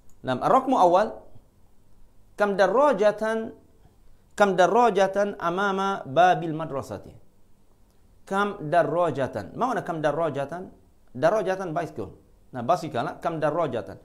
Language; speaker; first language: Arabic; non-native, fluent; Malay